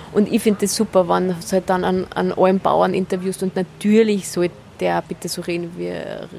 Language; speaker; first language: German; native; German